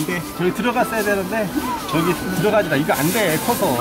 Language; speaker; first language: Korean; native; Korean